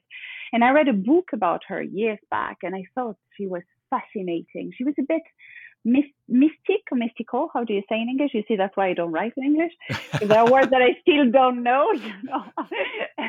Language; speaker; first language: English; non-native, fluent; French